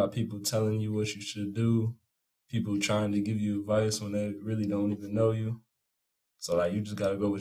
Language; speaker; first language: English; native; English